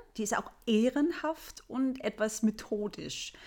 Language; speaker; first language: German; non-native, fluent; Danish